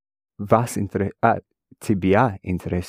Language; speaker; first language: Russian; non-native, learner; English